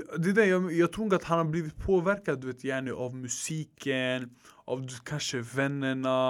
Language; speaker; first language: Swedish; early bilingual, other home language; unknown